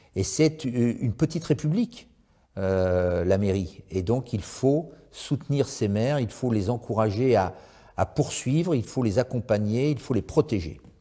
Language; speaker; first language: French; native; French